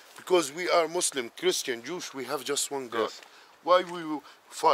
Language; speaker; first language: English; non-native, learner; Arabic